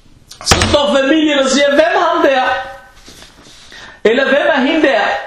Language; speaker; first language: Danish; non-native, fluent; Arabic